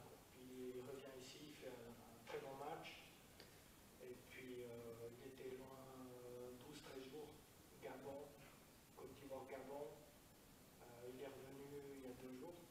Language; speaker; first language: French; native; French